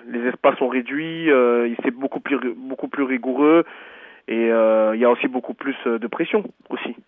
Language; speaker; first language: French; native; French